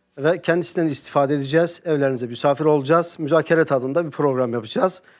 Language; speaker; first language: Turkish; native; Turkish